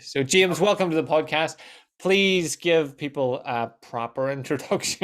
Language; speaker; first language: English; native; English